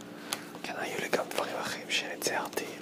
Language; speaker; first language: Hebrew; non-native, fluent; English